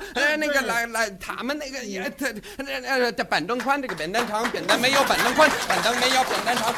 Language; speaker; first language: Chinese; non-native, fluent; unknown